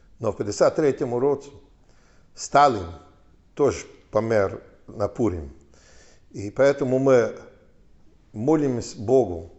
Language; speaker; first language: Ukrainian; non-native, learner; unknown